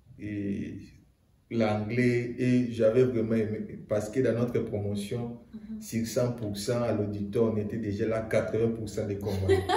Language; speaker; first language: French; non-native, local second language; Lingala